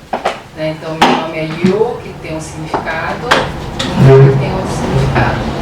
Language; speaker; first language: Portuguese; early bilingual, other home language; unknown